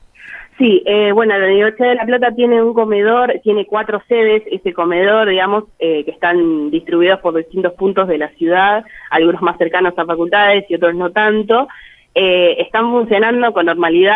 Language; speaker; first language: Spanish; native; Spanish